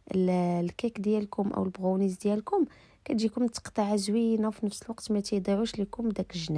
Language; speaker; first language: Arabic; native; Arabic